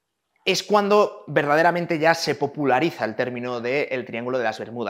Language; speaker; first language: Spanish; native; Spanish